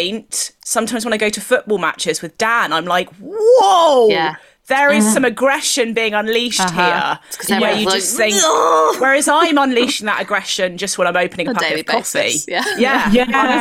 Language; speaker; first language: English; native; English